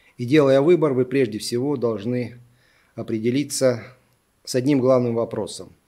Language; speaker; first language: Russian; native; Russian